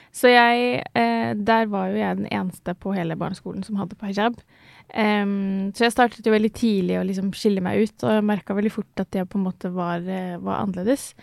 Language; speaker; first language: Norwegian; native; Norwegian